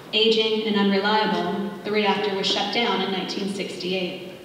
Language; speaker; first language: English; native; English